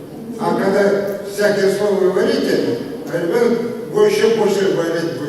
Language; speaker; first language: Russian; non-native, local second language; Kazakh